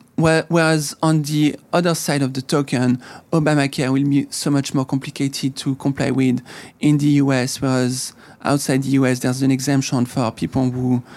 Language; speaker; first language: English; native; English